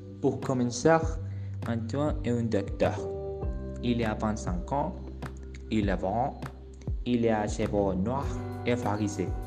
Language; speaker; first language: French; non-native, learner; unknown